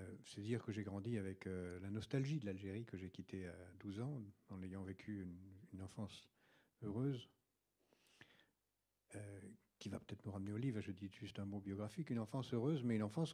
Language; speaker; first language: French; native; French